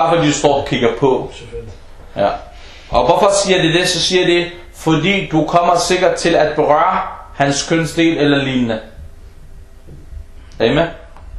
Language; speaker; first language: Danish; non-native, fluent; Arabic